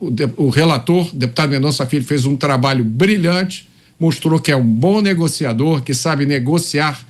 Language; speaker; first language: Portuguese; native; Portuguese